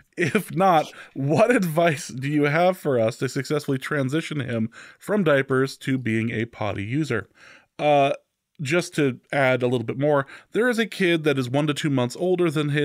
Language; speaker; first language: English; native; English